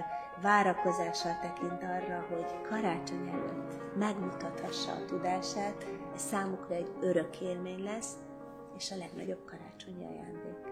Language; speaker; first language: Hungarian; native; Hungarian